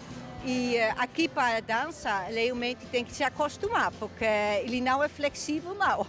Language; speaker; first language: Portuguese; non-native, fluent; Dutch